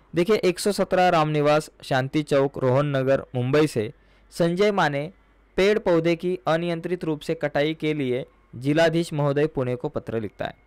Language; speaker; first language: Hindi; non-native, local second language; Marathi